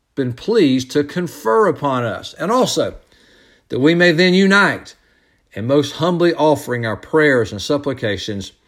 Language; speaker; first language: English; native; English